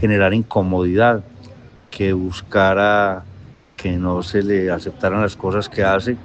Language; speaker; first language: Spanish; native; Spanish